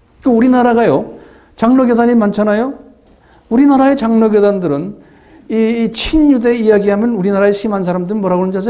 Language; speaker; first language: Korean; native; Korean